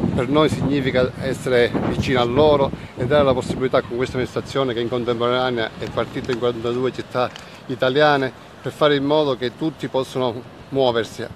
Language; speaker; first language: Italian; native; Italian